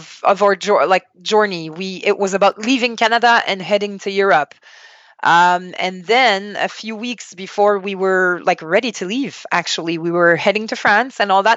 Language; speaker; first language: English; non-native, fluent; French